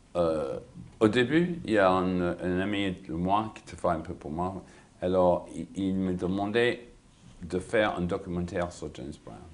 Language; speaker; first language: French; non-native, learner; English